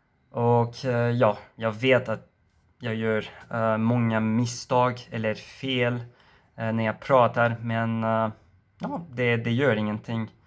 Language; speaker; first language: Swedish; non-native, learner; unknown